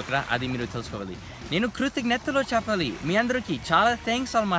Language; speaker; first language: Telugu; non-native, learner; English